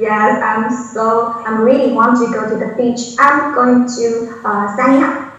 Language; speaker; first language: English; non-native, learner; Chinese